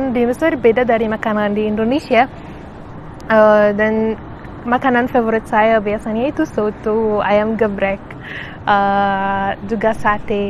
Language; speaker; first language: Indonesian; non-native, fluent; Arabic